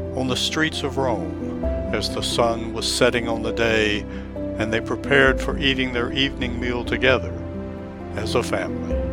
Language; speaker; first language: English; non-native, fluent; Japanese